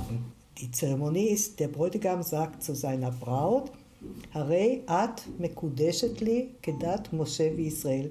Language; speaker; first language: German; early bilingual, heritage; German